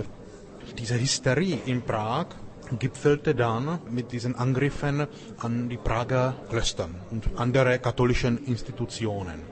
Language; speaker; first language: German; non-native, fluent; Czech